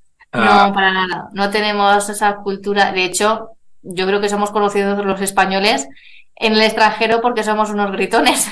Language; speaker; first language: Spanish; native; Spanish